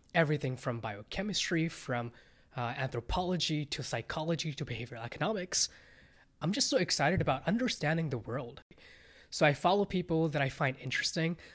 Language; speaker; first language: English; early bilingual, other home language; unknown